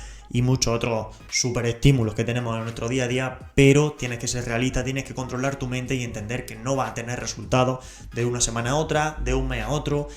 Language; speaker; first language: Spanish; native; Spanish